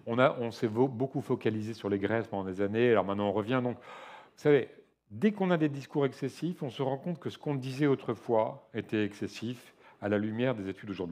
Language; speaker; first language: French; native; French